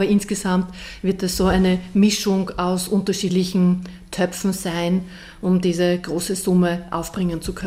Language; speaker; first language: German; native; German